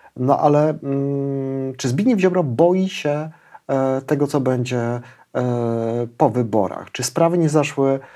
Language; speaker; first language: Polish; native; Polish